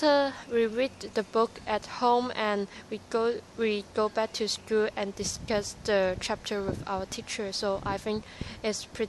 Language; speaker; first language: English; non-native, learner; Cantonese